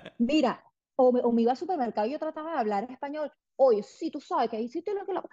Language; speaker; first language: Spanish; native; Spanish